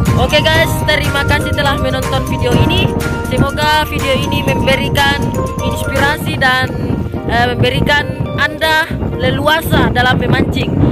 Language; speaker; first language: Indonesian; non-native, local second language; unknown